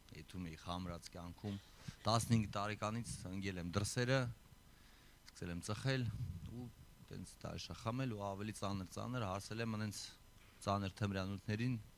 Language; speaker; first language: Armenian; early bilingual, heritage; Armenian